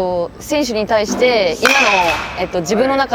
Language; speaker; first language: Japanese; non-native, fluent; Korean